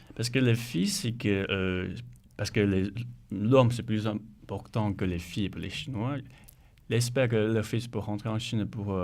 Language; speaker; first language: French; non-native, learner; Chinese